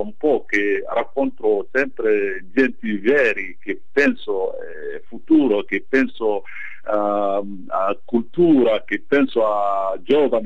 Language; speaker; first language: Italian; non-native, fluent; Bambara